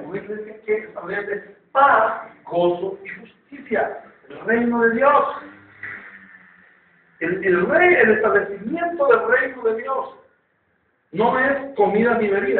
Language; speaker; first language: Spanish; native; Spanish